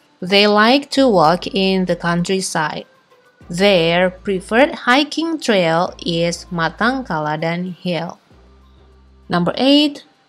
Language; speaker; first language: English; non-native, fluent; Indonesian